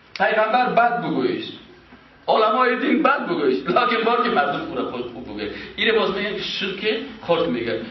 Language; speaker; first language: Persian; native; Persian